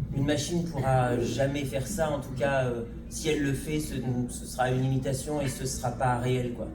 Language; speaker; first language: French; native; French